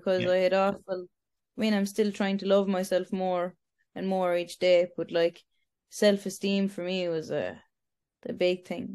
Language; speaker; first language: English; native; English